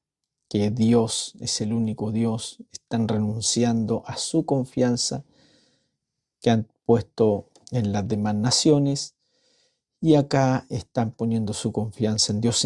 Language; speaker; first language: Spanish; native; Spanish